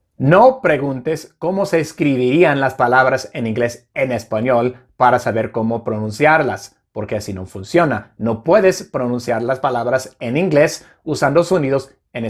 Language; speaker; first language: Spanish; non-native, fluent; English